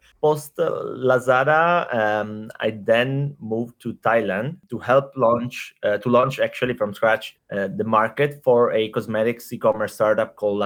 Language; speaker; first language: English; non-native, fluent; Italian